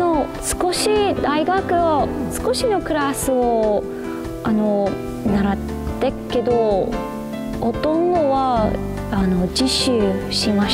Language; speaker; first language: Japanese; non-native, learner; English